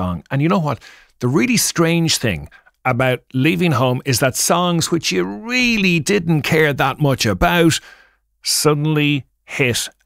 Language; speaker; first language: English; native; English